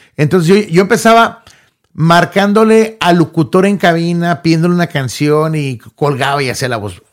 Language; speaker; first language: Spanish; early bilingual, heritage; Spanish